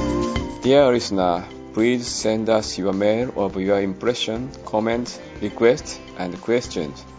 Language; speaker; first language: English; non-native, learner; Japanese